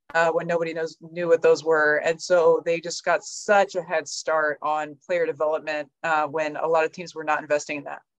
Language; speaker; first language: English; native; English